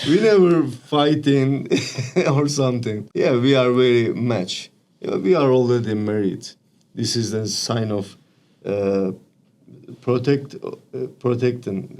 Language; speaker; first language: English; non-native, learner; Turkish